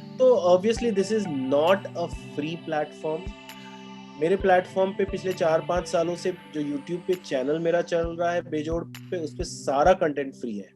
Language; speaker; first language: Hindi; non-native, local second language; Bhojpuri